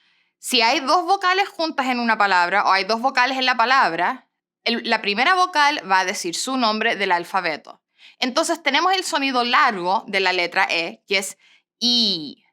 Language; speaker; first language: Spanish; non-native, fluent; English